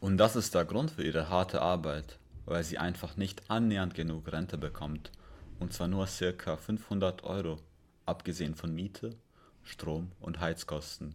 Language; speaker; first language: German; native; German